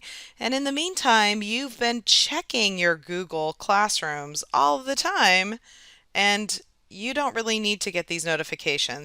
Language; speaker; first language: English; native; English